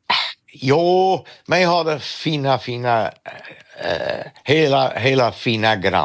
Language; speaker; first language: Swedish; non-native, fluent; Dutch